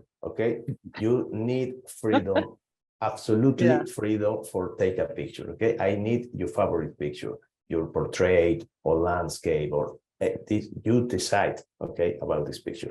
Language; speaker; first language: English; non-native, learner; Spanish